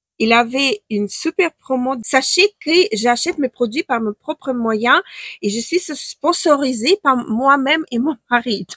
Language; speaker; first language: French; non-native, fluent; Ukrainian